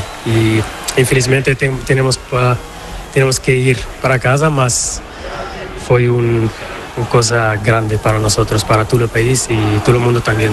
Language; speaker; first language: Spanish; non-native, learner; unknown